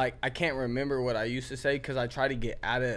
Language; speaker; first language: English; native; English